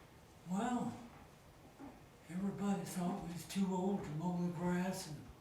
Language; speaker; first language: English; native; English